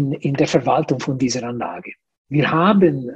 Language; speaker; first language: German; non-native, fluent; Italian